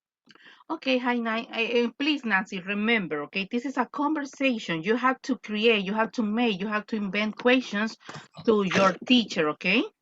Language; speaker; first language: English; non-native, fluent; Spanish